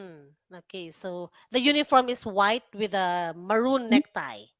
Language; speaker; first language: English; non-native, fluent; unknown